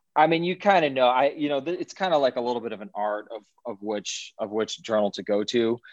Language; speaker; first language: English; native; English